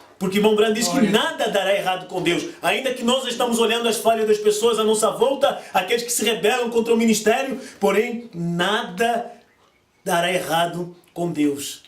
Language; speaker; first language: Portuguese; native; Portuguese